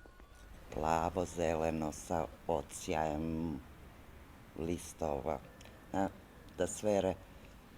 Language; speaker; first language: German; non-native, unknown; Serbian